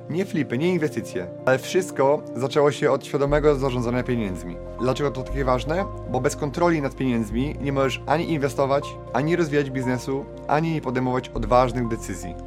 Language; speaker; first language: Polish; native; Polish